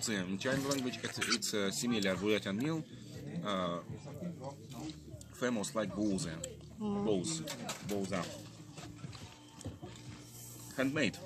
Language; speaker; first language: English; non-native, learner; Russian